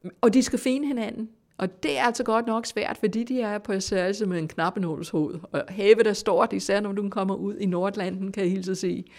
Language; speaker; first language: Danish; non-native, fluent; English